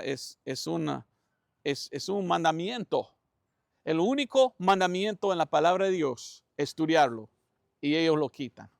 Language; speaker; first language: Spanish; non-native, fluent; English